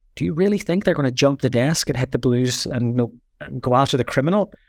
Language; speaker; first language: English; native; English